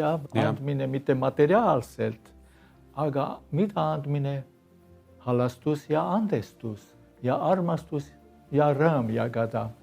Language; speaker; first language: Estonian; non-native, learner; Armenian